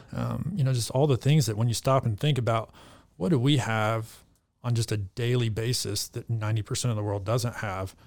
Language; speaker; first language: English; native; English